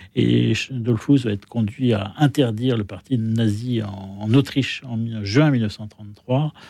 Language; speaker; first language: French; native; French